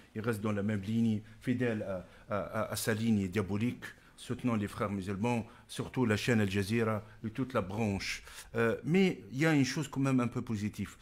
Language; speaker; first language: French; non-native, local second language; Arabic